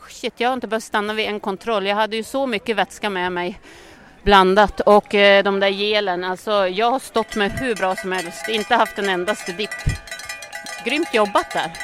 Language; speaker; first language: Swedish; native; Swedish